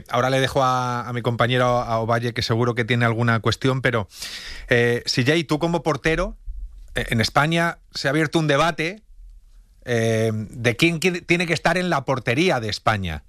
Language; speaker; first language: Spanish; native; Spanish